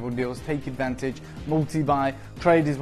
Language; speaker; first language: English; native; English